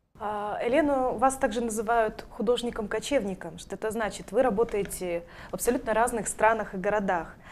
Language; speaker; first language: Russian; native; Russian